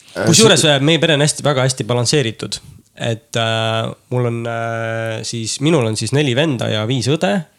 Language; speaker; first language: Estonian; native; Estonian